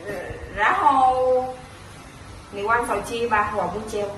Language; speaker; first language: Chinese; non-native, learner; Vietnamese